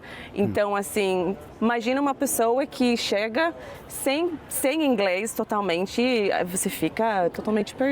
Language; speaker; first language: Portuguese; non-native, fluent; English